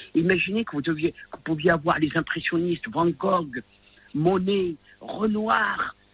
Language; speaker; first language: French; non-native, local second language; Arabic